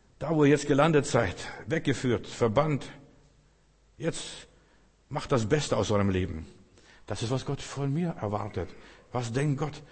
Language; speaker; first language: German; early bilingual, other home language; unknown